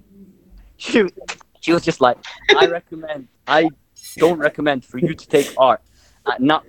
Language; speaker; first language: English; native; English